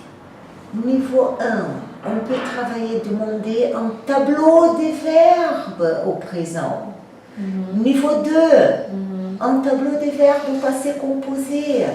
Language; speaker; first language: French; non-native, fluent; Portuguese